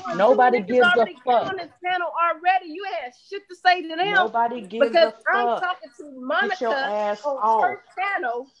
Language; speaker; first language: English; native; English